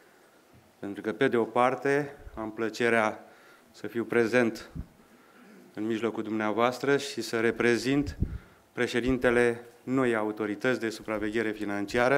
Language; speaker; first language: Romanian; native; Romanian